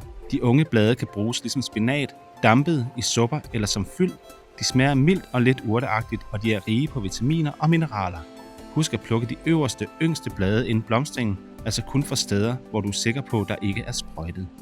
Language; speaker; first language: Danish; native; Danish